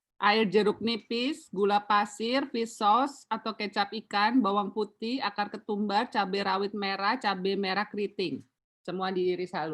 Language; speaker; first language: Indonesian; native; Indonesian